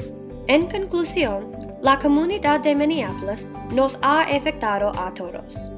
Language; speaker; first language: Spanish; non-native, learner; English